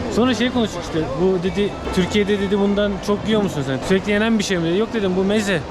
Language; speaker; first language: Turkish; native; Turkish